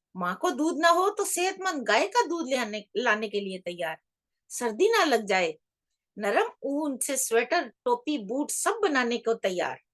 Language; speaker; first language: Hindi; native; Hindi